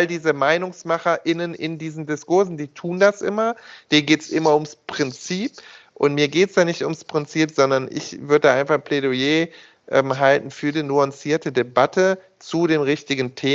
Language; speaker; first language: German; native; German